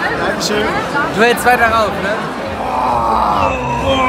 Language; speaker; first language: German; native; German